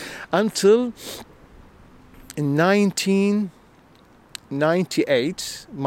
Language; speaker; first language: English; non-native, learner; Arabic